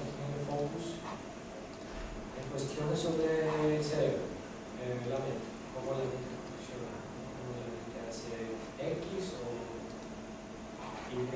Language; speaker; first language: Spanish; non-native, fluent; Greek